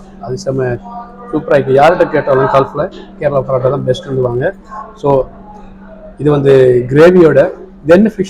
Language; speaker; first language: Tamil; native; Tamil